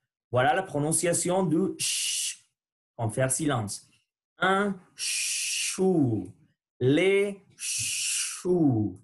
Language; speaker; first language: French; non-native, learner; Spanish